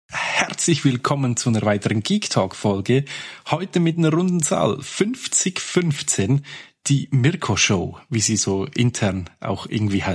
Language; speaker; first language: German; native; German